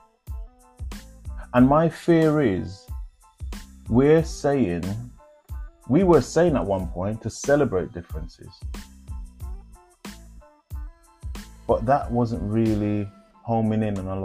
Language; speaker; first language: English; non-native, local second language; Jamaican Creole English